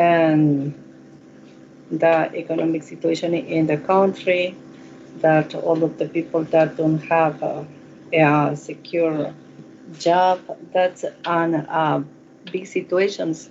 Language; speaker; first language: English; non-native, learner; Spanish